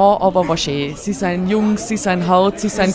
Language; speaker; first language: German; native; German